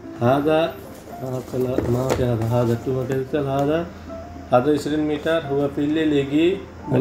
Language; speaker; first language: Arabic; non-native, learner; Hindi